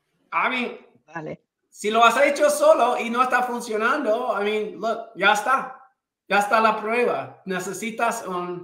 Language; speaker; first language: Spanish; non-native, fluent; English